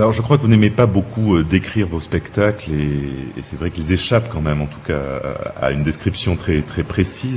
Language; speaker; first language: French; native; French